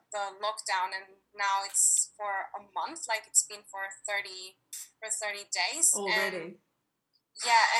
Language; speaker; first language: English; non-native, fluent; Spanish